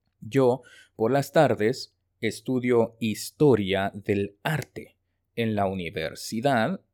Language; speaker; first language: Spanish; non-native, fluent; Chinese